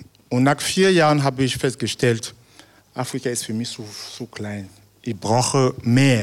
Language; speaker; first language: German; non-native, fluent; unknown